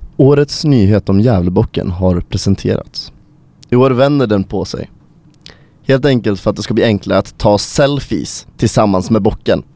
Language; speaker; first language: Swedish; native; Swedish